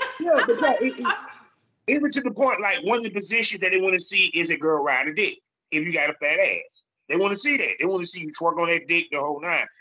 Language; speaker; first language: English; native; English